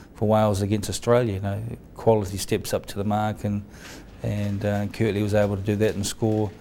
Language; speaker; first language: English; native; English